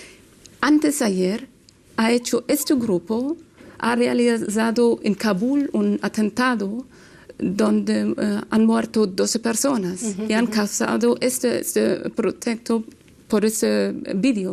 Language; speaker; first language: Spanish; non-native, learner; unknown